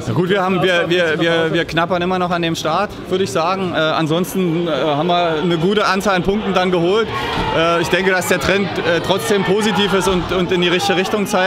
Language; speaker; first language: German; native; German